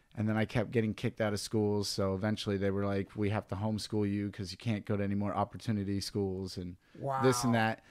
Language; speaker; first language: English; native; English